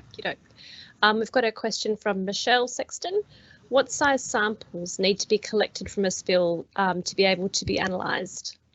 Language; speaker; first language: English; native; English